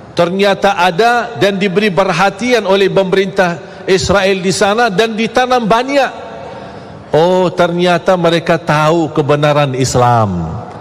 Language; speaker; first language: Malay; non-native, fluent; Arabic